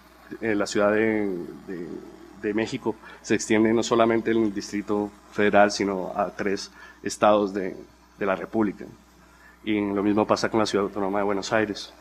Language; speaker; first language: Spanish; native; Spanish